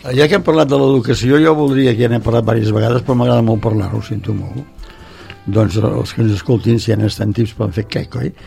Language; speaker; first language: Catalan; native; Catalan